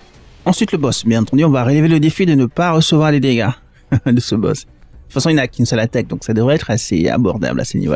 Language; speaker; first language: French; native; French